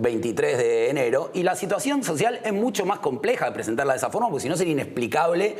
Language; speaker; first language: Spanish; native; Spanish